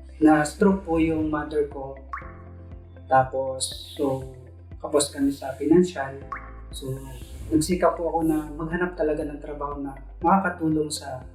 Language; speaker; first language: Filipino; native; Filipino